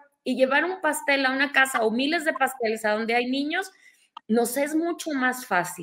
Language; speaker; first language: Spanish; native; Spanish